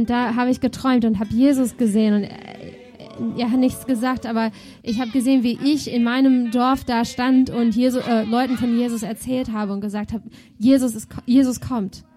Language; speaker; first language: German; native; German